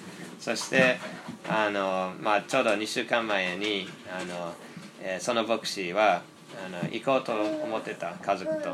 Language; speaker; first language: Japanese; non-native, fluent; English